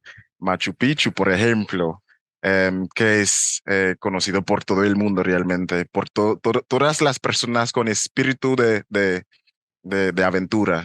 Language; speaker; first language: Spanish; non-native, fluent; English